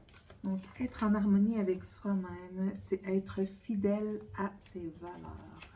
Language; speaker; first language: French; native; French